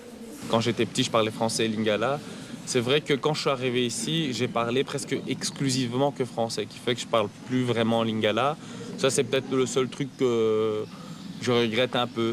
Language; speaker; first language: French; early bilingual, other home language; Lingala